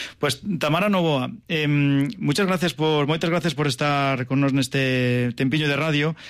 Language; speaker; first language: Spanish; native; Spanish